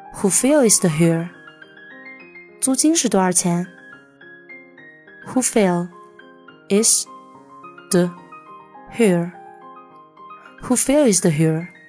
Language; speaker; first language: Dutch; non-native, learner; Chinese